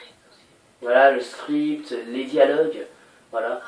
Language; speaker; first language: French; native; French